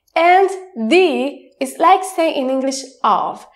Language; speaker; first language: English; non-native, fluent; Italian